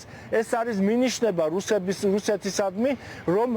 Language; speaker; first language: Georgian; native; Georgian